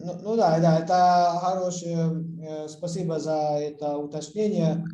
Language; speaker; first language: Russian; non-native, fluent; Hungarian